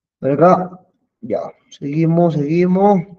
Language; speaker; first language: Spanish; native; Spanish